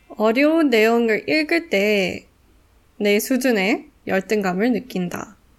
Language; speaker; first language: Korean; non-native, fluent; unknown